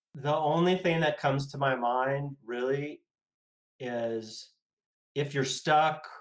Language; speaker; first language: English; native; English